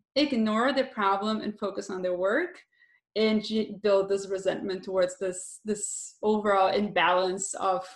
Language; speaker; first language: English; non-native, fluent; Portuguese